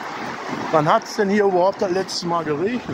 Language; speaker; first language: German; native; German